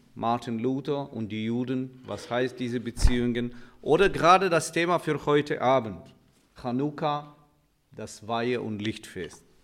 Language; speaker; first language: German; non-native, fluent; Russian